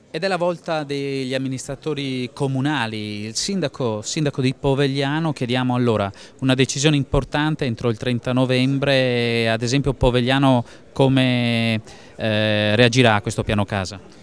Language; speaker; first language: Italian; native; Italian